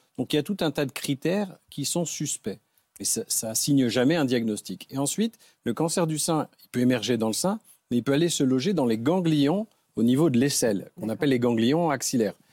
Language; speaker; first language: French; native; French